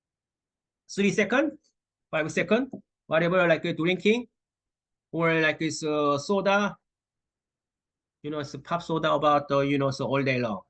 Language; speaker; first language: English; non-native, learner; Korean